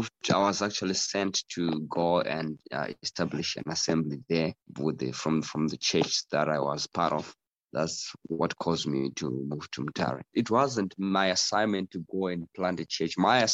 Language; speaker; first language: English; non-native, local second language; Shona